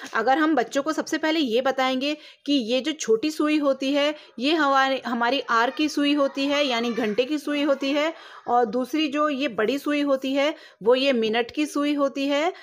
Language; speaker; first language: Hindi; native; Hindi